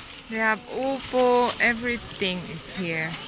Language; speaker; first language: English; non-native, learner; Filipino